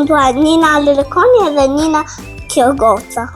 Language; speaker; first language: Albanian; early bilingual, heritage; Albanian